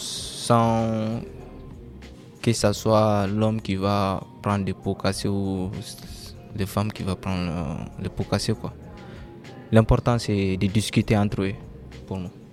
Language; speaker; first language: French; non-native, local second language; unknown